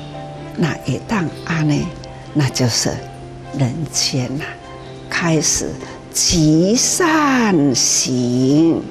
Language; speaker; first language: Chinese; non-native, local second language; Min Nan Chinese